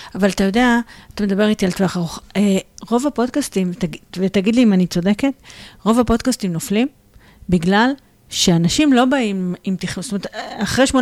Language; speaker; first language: Hebrew; native; Hebrew